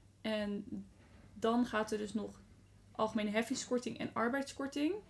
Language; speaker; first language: Dutch; native; Dutch